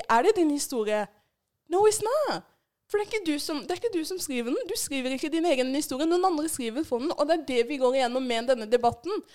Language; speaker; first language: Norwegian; early bilingual, other home language; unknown